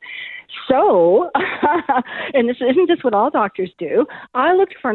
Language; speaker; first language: English; native; English